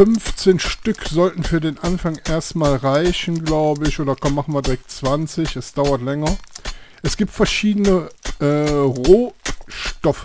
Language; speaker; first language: German; native; German